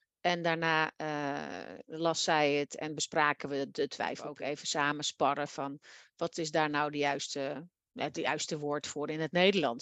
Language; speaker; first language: Dutch; native; Dutch